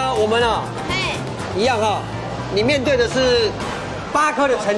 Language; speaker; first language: Chinese; native; Chinese